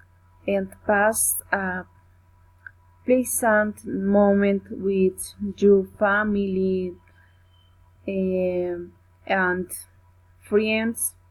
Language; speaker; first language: English; non-native, learner; Spanish